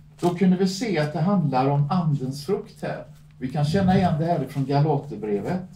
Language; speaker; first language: Swedish; native; Swedish